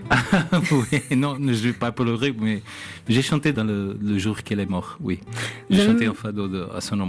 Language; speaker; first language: French; non-native, fluent; Portuguese